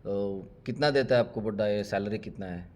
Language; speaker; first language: Hindi; non-native, local second language; Telugu